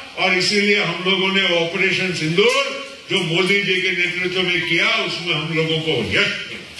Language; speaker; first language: Hindi; non-native, local second language; Marathi